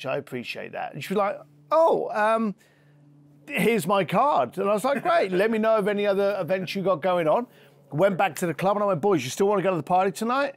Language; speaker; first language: English; native; English